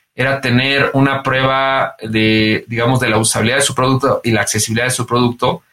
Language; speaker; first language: Spanish; native; Spanish